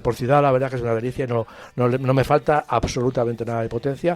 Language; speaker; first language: Spanish; native; Spanish